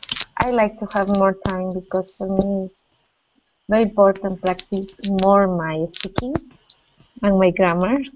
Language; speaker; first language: English; non-native, learner; Spanish